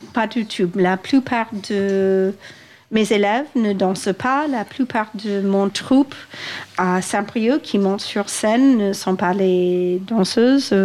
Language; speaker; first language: French; non-native, fluent; English